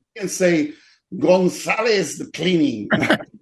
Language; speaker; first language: English; non-native, fluent; Spanish